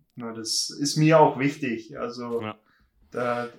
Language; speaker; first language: German; native; German